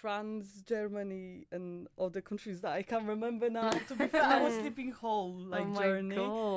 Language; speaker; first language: English; non-native, fluent; Polish